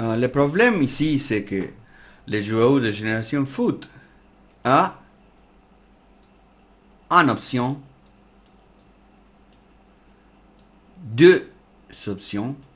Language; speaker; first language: French; non-native, learner; Spanish